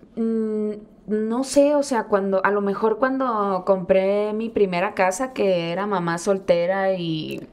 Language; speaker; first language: Spanish; native; Spanish